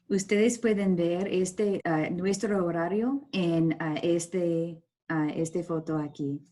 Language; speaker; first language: Spanish; non-native, learner; English